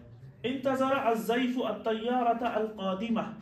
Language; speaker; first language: Arabic; non-native, fluent; Urdu